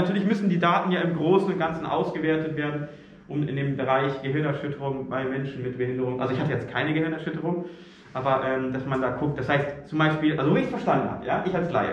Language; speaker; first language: German; native; German